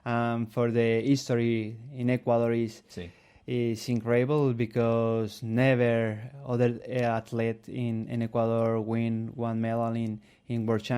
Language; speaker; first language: English; non-native, learner; Spanish